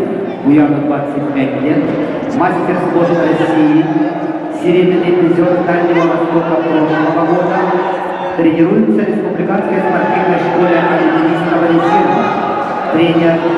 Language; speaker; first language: Russian; native; Russian